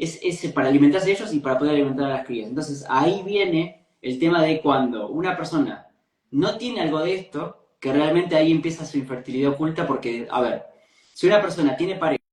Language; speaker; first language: Spanish; native; Spanish